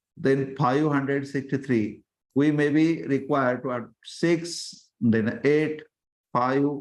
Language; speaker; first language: English; non-native, local second language; Marathi